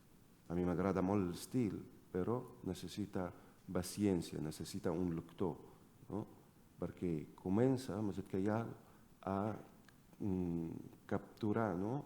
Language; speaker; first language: Catalan; non-native, fluent; Arabic